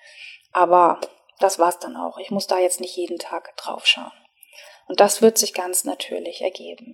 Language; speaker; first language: German; native; German